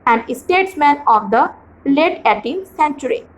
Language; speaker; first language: English; non-native, local second language; Hindi